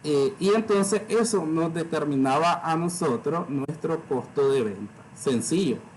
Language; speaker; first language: Spanish; native; Spanish